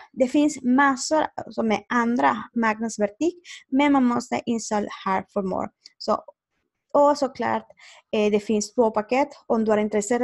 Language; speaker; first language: Swedish; non-native, learner; Spanish